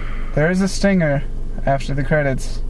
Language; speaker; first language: English; native; English